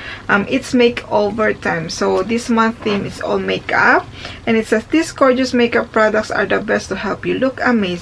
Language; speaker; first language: English; non-native, fluent; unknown